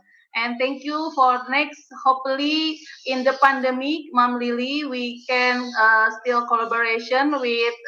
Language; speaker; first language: English; non-native, learner; Indonesian